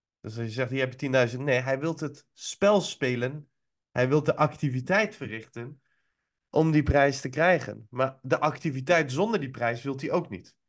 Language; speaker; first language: Dutch; early bilingual, other home language; Persian